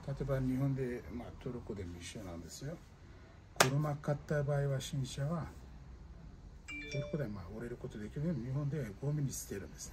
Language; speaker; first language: Japanese; non-native, fluent; Turkish